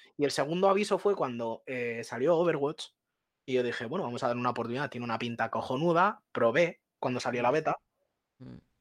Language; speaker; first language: Spanish; native; Spanish